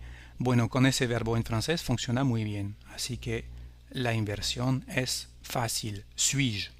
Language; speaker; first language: Spanish; non-native, fluent; French